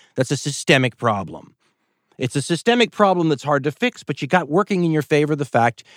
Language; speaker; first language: English; native; English